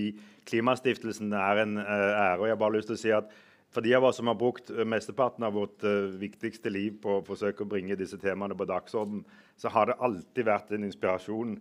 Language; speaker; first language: Norwegian; native; Norwegian